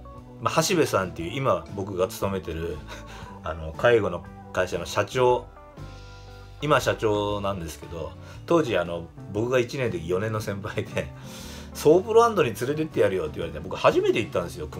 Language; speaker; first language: Japanese; native; Japanese